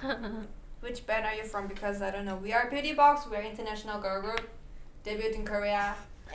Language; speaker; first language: English; non-native, learner; Korean